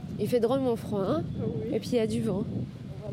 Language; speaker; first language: French; native; French